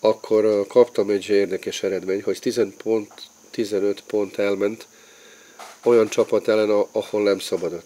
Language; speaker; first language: Hungarian; non-native, fluent; Serbian